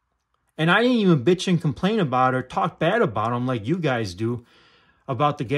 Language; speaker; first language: English; native; English